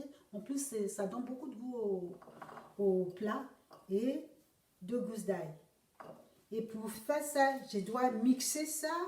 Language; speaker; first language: French; non-native, learner; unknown